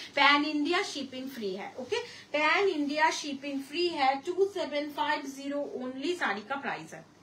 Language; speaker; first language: Hindi; non-native, local second language; Bangla